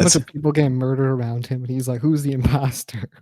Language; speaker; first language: English; native; English